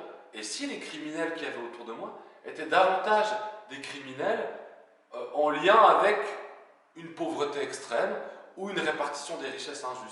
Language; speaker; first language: French; native; French